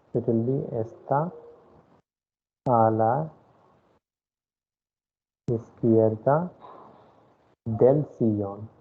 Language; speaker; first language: Spanish; non-native, fluent; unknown